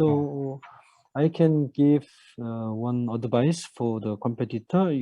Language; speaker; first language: English; non-native, learner; Korean